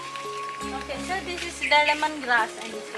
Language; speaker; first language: English; non-native, learner; Indonesian